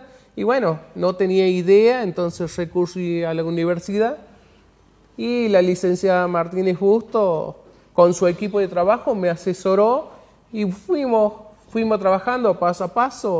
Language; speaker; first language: Spanish; native; Spanish